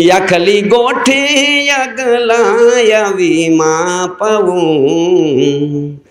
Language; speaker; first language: Gujarati; non-native, local second language; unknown